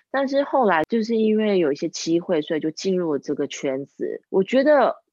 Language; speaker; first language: Chinese; non-native, local second language; English